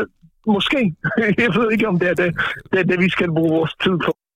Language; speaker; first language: Danish; non-native, fluent; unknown